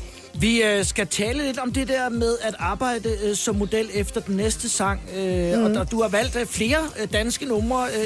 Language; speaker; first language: Danish; native; Danish